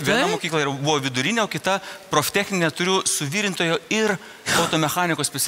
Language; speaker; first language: Lithuanian; native; Lithuanian